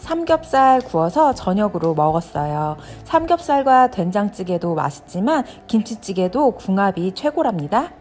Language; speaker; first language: Korean; native; Korean